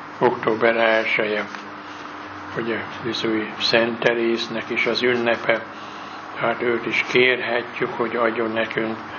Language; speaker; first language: Hungarian; native; Hungarian